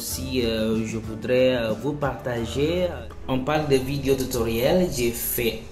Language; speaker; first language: French; non-native, learner; Indonesian